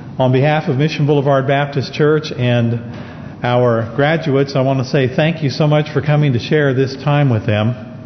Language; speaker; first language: English; native; English